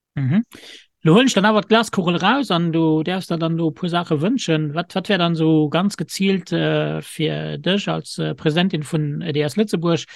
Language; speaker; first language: Luxembourgish; native; Luxembourgish